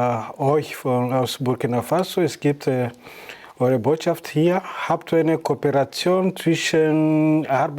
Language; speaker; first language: German; non-native, learner; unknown